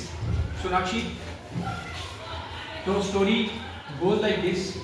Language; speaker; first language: English; non-native, local second language; Hindi